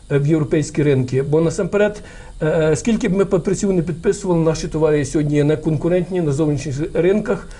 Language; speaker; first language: Ukrainian; native; Ukrainian